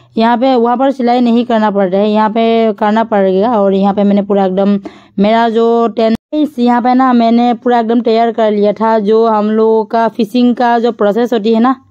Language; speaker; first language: Hindi; non-native, local second language; Assamese